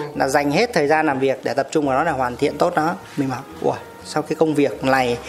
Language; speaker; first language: Vietnamese; native; Vietnamese